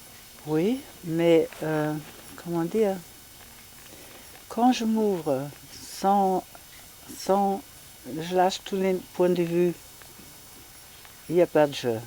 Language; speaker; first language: French; non-native, fluent; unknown